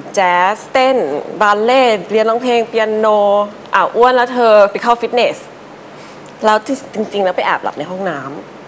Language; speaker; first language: Thai; early bilingual, heritage; Thai